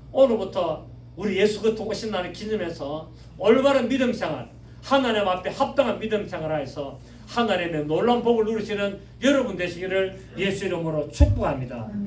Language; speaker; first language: Korean; native; Korean